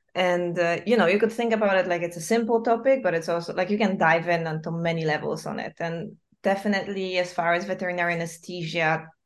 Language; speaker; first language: English; non-native, fluent; Polish